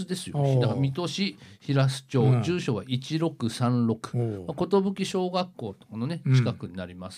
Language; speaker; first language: Japanese; native; Japanese